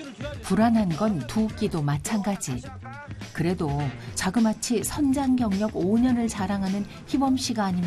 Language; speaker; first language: Korean; native; Korean